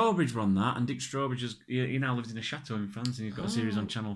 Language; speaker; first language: English; native; English